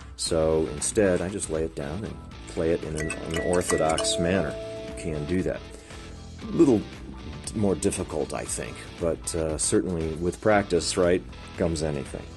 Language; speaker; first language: English; native; English